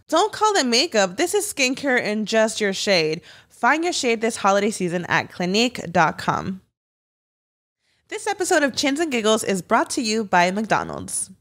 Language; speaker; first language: English; early bilingual, other home language; Spanish